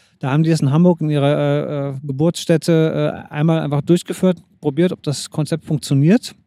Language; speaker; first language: German; native; German